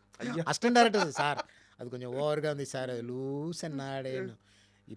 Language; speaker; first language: Telugu; non-native, learner; Tamil